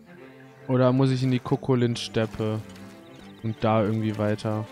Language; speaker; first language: German; native; German